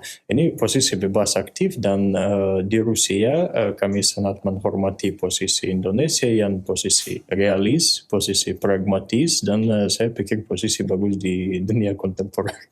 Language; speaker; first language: Indonesian; non-native, fluent; Russian